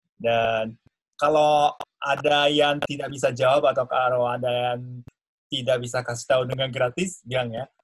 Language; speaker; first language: Indonesian; non-native, fluent; Japanese